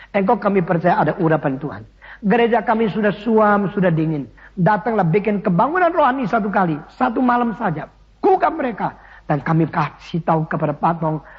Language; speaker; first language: Indonesian; early bilingual, other home language; Min Nan Chinese